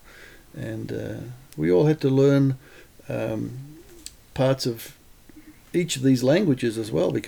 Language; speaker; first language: English; non-native, local second language; Lithuanian